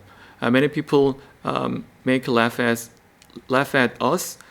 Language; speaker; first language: English; non-native, learner; Korean